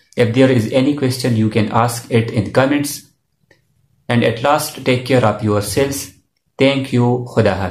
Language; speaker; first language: English; non-native, local second language; Urdu